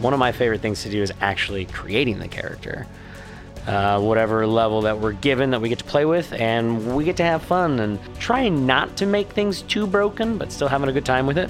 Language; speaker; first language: English; native; English